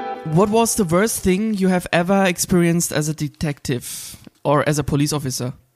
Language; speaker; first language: English; non-native, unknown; German